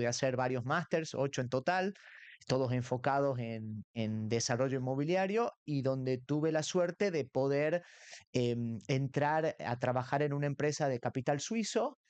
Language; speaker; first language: Spanish; native; Spanish